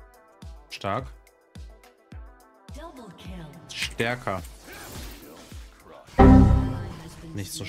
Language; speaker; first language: German; native; German